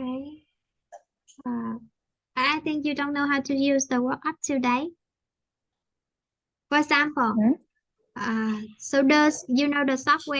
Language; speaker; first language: English; non-native, fluent; Vietnamese